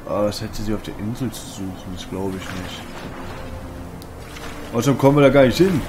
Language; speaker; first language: German; native; German